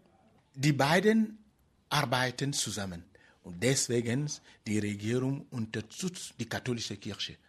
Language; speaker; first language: German; non-native, fluent; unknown